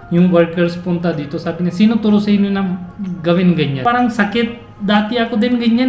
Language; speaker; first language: Filipino; non-native, learner; Hindi